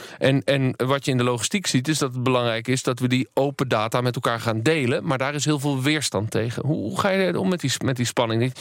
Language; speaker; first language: Dutch; native; Dutch